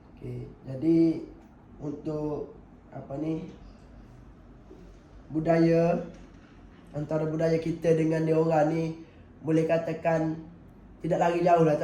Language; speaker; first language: Malay; native; Malay